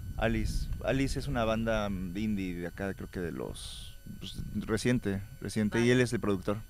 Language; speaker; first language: Spanish; native; Spanish